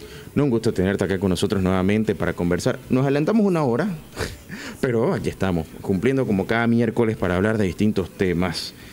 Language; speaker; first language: Spanish; native; Spanish